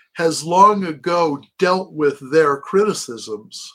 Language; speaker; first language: English; native; English